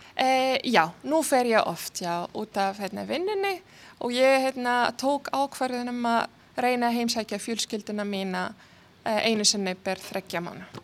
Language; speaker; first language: Icelandic; non-native, fluent; Arabic